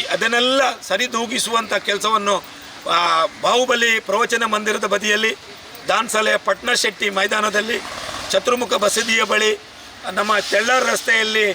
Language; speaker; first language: Kannada; native; Kannada